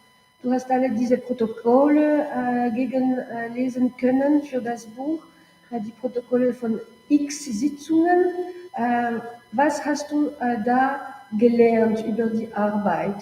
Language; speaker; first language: German; non-native, local second language; French